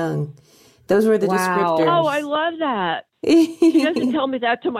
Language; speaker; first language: English; native; English